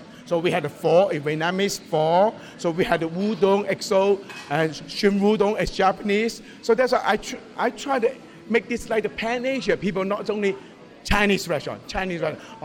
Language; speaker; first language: English; non-native, local second language; Cantonese